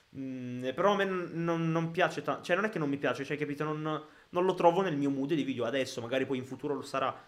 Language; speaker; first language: Italian; early bilingual, other home language; Arabic